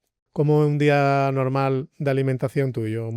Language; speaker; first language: Spanish; native; Spanish